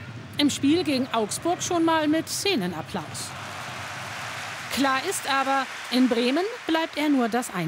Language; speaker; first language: German; native; German